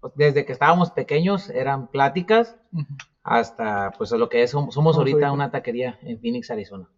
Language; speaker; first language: Spanish; native; Spanish